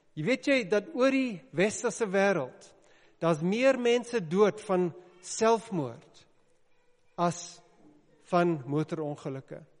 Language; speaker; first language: Afrikaans; non-native, local second language; English